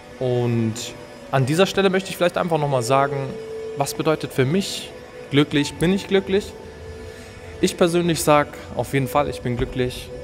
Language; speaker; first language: German; native; German